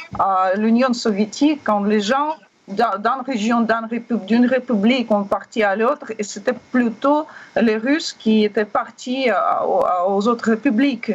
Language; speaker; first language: French; non-native, learner; Russian